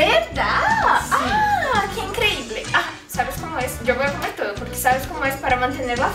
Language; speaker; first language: Spanish; non-native, learner; Portuguese